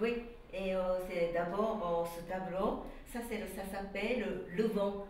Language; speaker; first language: French; non-native, learner; Japanese